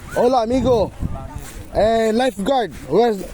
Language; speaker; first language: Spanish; non-native, learner; Cebuano